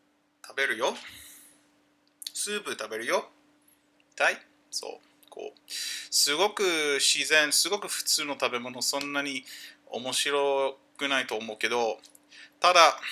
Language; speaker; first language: Japanese; non-native, learner; English